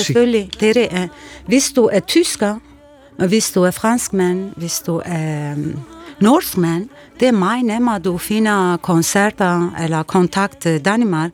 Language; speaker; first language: Danish; non-native, learner; Kurdish